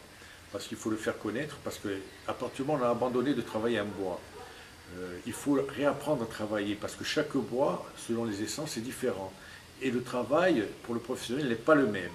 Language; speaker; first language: French; native; French